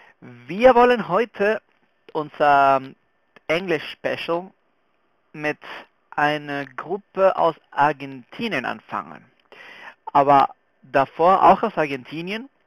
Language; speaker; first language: German; non-native, fluent; Spanish